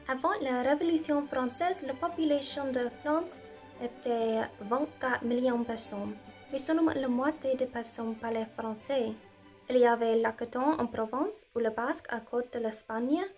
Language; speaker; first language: French; non-native, learner; English